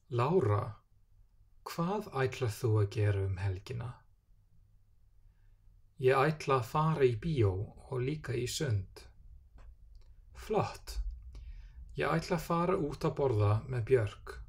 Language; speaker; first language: Icelandic; non-native, fluent; English